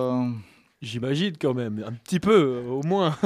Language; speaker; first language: French; native; French